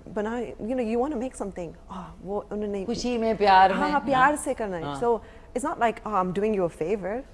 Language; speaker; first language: Urdu; non-native, fluent; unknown